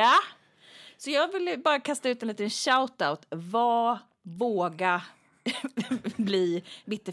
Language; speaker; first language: Swedish; native; Swedish